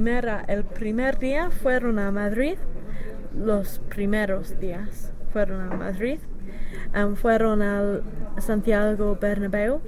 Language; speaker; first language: Spanish; non-native, learner; English